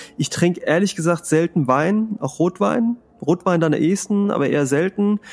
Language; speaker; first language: German; early bilingual, other home language; Spanish